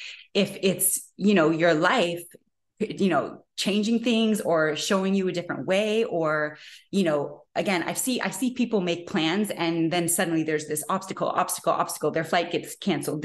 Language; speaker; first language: English; native; English